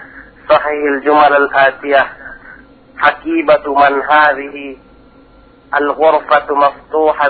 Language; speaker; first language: Arabic; non-native, learner; Indonesian